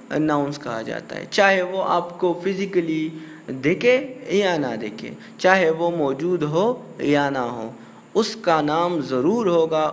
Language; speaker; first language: Urdu; non-native, local second language; Pashto